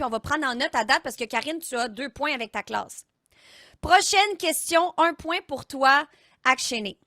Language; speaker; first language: French; native; French